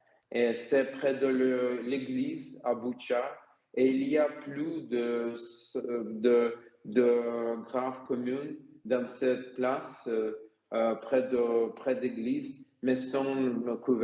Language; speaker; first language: French; non-native, learner; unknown